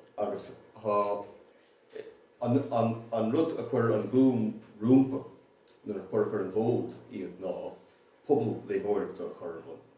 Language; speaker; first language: Irish; native; Irish